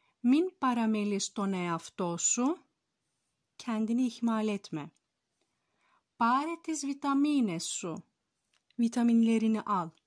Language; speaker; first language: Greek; non-native, fluent; Turkish